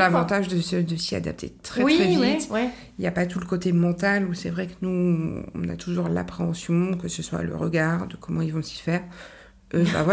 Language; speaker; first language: French; native; French